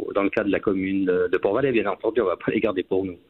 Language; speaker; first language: French; native; French